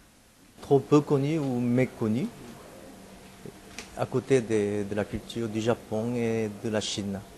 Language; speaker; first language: French; non-native, fluent; Korean